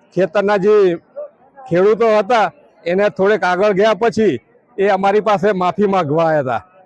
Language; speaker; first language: Gujarati; native; Gujarati